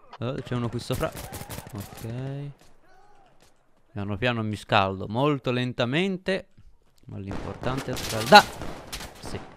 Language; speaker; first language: Italian; native; Italian